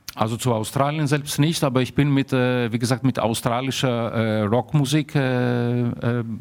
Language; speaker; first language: German; early bilingual, heritage; German